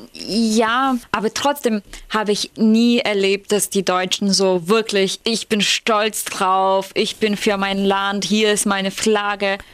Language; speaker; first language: German; non-native, fluent; Ukrainian